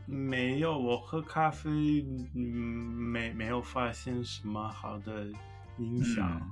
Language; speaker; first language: Chinese; non-native, learner; English